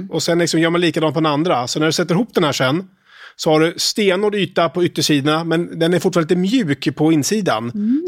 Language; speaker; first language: Swedish; native; Swedish